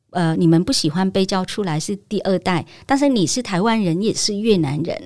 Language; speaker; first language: Chinese; non-native, fluent; Vietnamese